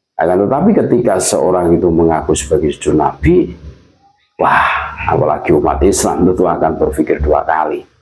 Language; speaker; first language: Indonesian; native; Indonesian